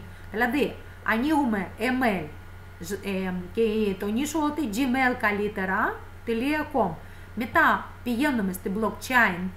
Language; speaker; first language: Greek; non-native, fluent; Russian